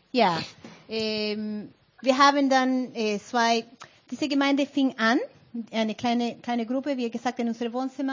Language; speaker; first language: German; non-native, fluent; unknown